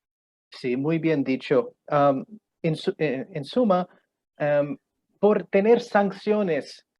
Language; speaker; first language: Spanish; non-native, fluent; Punjabi